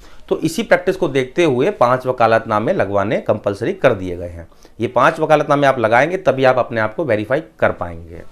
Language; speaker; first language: Hindi; native; Hindi